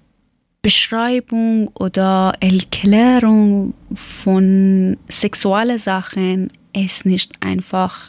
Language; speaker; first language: German; non-native, learner; Persian